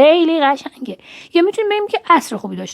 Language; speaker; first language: Persian; native; Persian